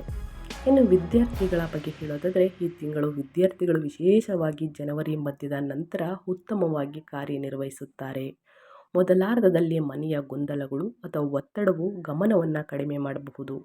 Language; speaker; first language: Kannada; native; Kannada